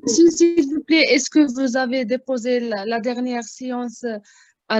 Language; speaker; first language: French; non-native, learner; Arabic